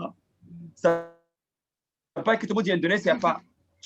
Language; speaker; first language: Indonesian; non-native, learner; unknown